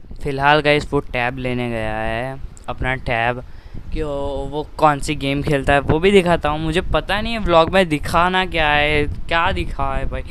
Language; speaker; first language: Hindi; native; Hindi